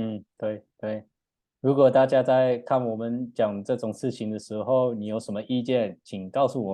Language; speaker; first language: Chinese; non-native, learner; English